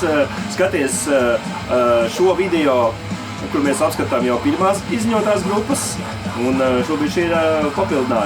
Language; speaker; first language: Latvian; native; Latvian